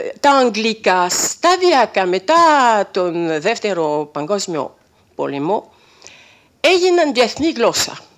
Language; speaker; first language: Greek; non-native, fluent; French